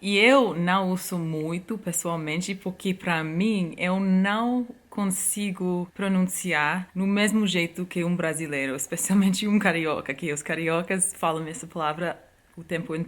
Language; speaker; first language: Portuguese; non-native, fluent; English